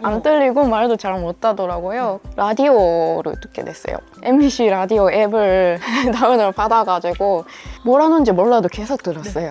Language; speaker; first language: Korean; non-native, fluent; Japanese